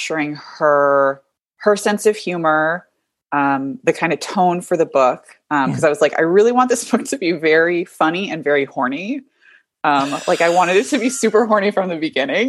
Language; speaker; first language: English; native; English